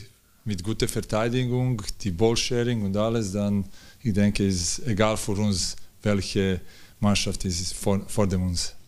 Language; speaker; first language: German; non-native, learner; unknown